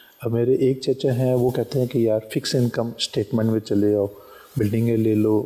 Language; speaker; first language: Urdu; non-native, local second language; Punjabi